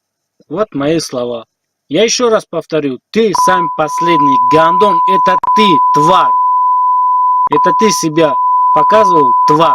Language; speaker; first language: Russian; non-native, learner; Tajik